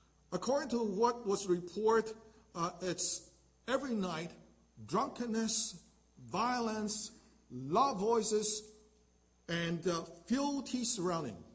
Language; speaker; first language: English; non-native, local second language; Chinese